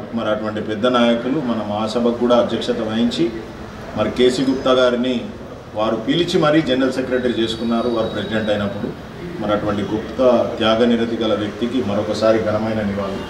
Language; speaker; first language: Telugu; native; Telugu